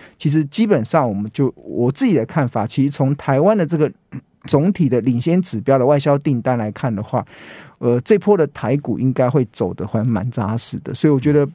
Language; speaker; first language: Chinese; native; Chinese